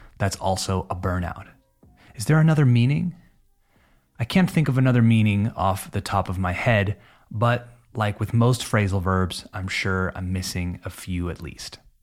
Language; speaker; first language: English; native; English